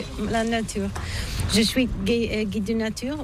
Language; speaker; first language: French; non-native, learner; Bulgarian